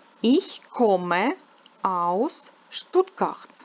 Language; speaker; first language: German; non-native, fluent; Ukrainian